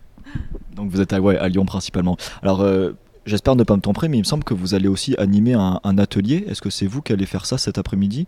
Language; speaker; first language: French; native; French